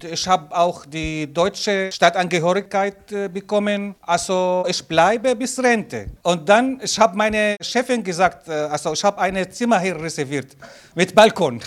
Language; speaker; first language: German; non-native, learner; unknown